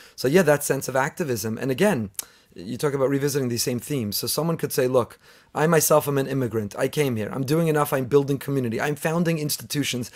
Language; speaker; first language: English; native; English